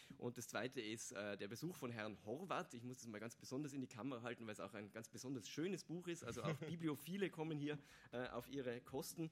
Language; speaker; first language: German; native; German